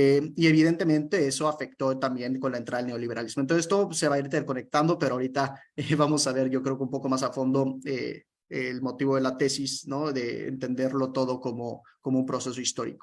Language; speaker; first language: Spanish; native; Spanish